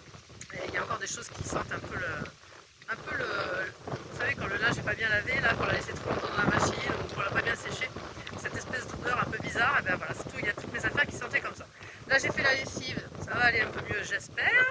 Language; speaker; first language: French; native; French